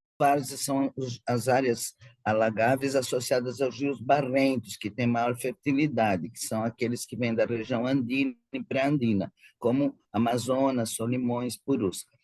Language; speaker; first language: Portuguese; early bilingual, other home language; Spanish